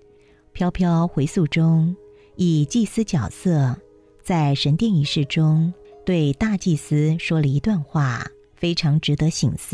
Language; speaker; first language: Chinese; native; Chinese